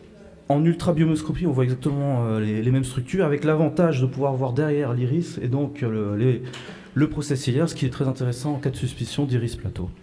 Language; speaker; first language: French; native; French